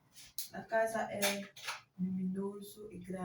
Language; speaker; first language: Italian; non-native, learner; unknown